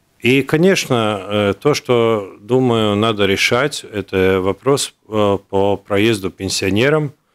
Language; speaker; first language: Russian; non-native, local second language; Latvian